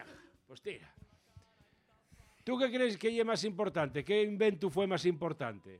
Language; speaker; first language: Spanish; native; Spanish